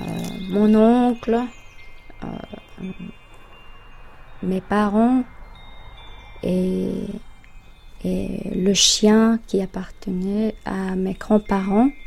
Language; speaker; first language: French; non-native, fluent; Finnish